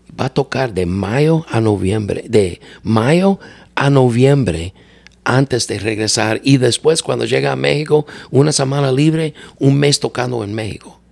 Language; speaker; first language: Spanish; non-native, learner; English